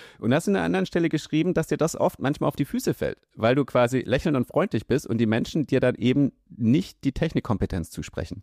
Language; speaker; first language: German; native; German